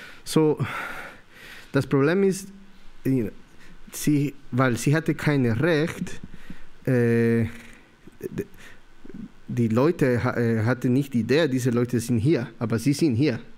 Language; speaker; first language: German; non-native, learner; Spanish